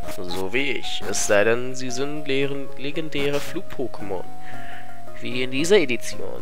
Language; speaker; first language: German; native; German